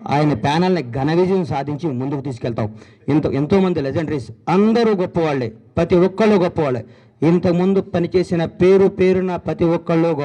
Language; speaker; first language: Telugu; native; Telugu